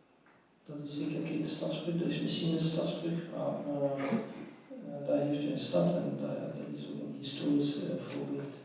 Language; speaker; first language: Dutch; non-native, local second language; French